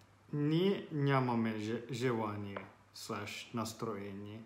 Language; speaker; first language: Bulgarian; non-native, learner; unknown